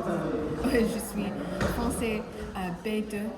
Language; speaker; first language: French; non-native, learner; English